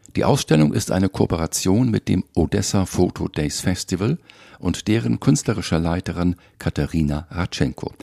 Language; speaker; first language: German; native; German